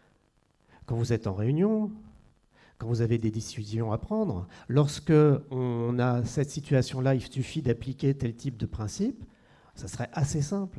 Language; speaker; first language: French; native; French